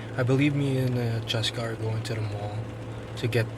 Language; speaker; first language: English; non-native, local second language; Filipino